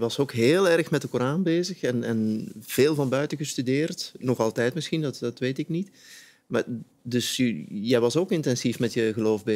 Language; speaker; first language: Dutch; native; Dutch